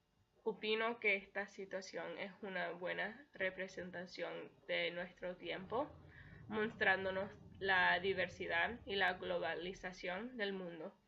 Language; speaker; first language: Spanish; early bilingual, heritage; Spanish